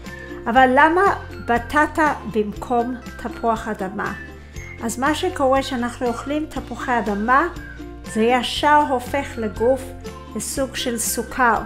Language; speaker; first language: Hebrew; non-native, fluent; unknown